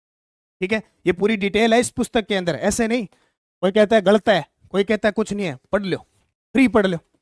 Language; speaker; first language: Hindi; native; Hindi